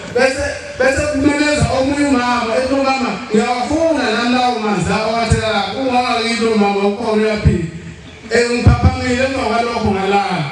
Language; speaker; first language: Zulu; native; Zulu